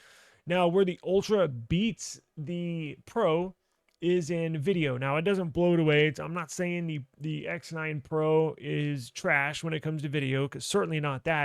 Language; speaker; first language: English; native; English